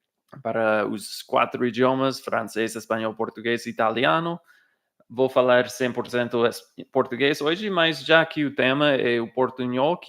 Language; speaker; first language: Portuguese; non-native, fluent; English